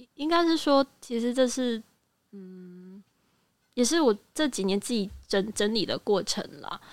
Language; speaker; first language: Chinese; native; Chinese